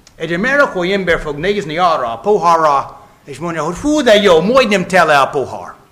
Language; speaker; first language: Hungarian; non-native, fluent; English